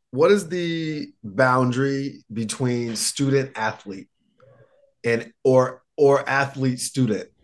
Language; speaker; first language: English; native; English